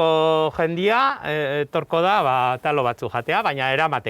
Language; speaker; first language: Basque; non-native, local second language; Spanish